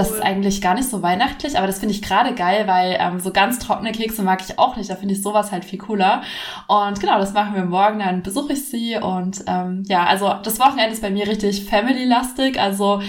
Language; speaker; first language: German; native; German